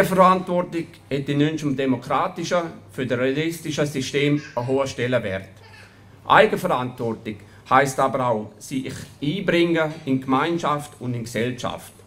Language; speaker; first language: German; native; German